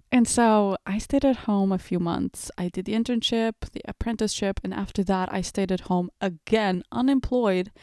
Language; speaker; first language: English; early bilingual, other home language; Portuguese